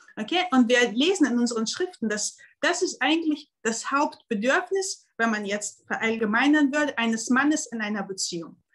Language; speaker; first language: German; non-native, fluent; Russian